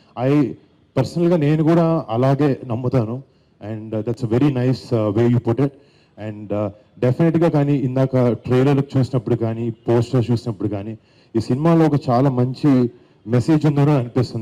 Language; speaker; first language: Telugu; native; Telugu